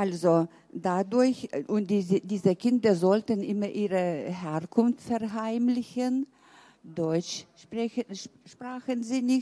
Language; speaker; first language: German; early bilingual, heritage; German